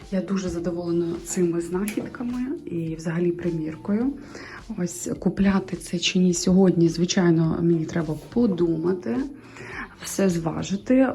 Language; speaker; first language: Ukrainian; native; Ukrainian